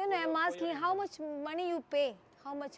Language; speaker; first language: English; non-native, learner; Malayalam